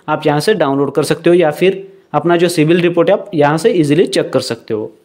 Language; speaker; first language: Hindi; non-native, local second language; Marathi